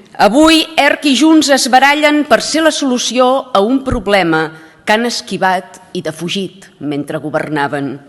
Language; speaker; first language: Catalan; native; Catalan